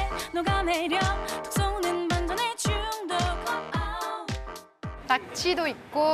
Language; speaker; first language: Korean; non-native, fluent; French